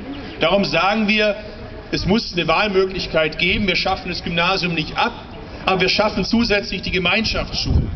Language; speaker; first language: German; early bilingual, other home language; Turkish